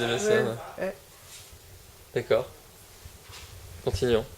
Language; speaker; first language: French; native; French